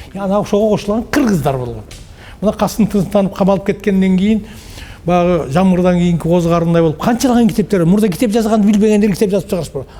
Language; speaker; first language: Kyrgyz; native; Kyrgyz